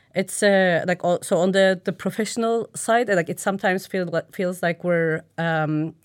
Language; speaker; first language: English; non-native, fluent; Turkish